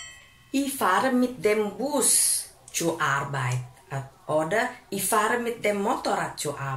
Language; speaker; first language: German; non-native, fluent; Indonesian